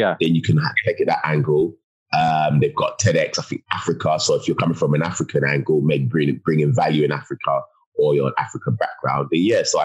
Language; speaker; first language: English; native; English